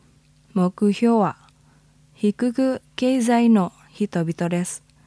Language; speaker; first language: Japanese; non-native, fluent; Indonesian